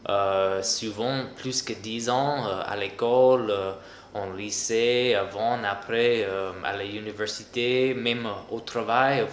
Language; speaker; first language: French; non-native, fluent; English